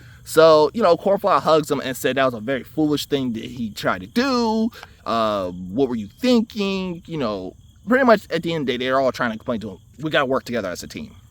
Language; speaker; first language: English; native; English